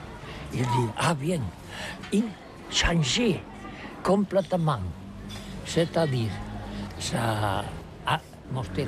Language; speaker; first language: French; non-native, learner; Catalan